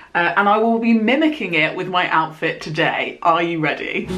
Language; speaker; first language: English; native; English